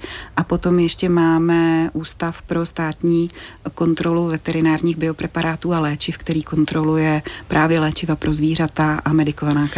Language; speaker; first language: Czech; native; Czech